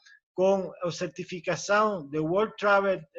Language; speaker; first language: Portuguese; non-native, learner; Spanish